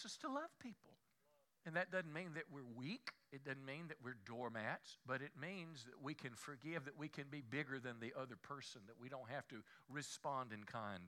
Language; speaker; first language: English; native; English